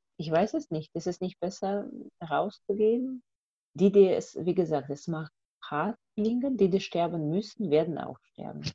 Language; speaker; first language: German; non-native, fluent; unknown